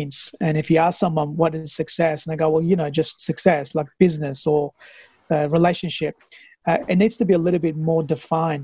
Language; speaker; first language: English; early bilingual, other home language; Persian